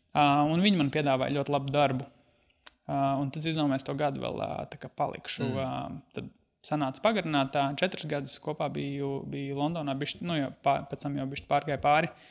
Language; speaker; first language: Latvian; native; Latvian